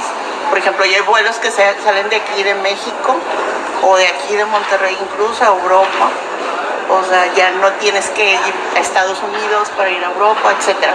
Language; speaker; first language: Spanish; native; Spanish